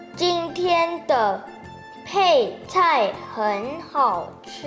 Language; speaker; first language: Chinese; non-native, fluent; Thai